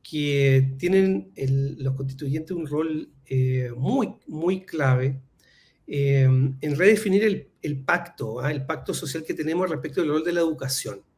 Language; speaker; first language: Spanish; native; Spanish